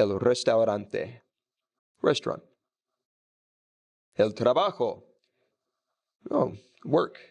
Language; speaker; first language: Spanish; non-native, fluent; English